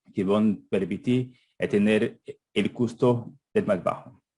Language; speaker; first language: Spanish; non-native, fluent; Portuguese